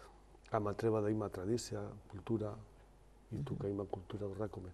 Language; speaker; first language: Macedonian; non-native, learner; Spanish